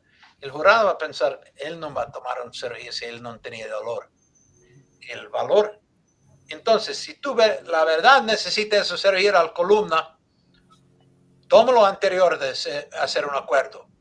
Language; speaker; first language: Spanish; non-native, learner; English